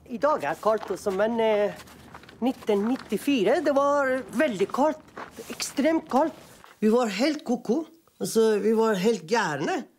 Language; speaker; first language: Norwegian; non-native, fluent; Persian